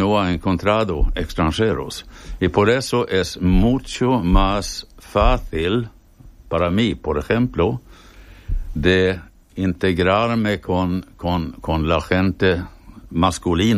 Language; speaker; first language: Spanish; non-native, fluent; Swedish